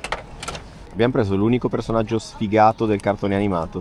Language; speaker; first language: Italian; native; Italian